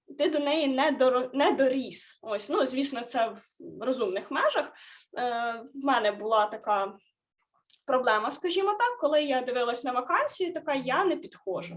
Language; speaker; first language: Ukrainian; native; Ukrainian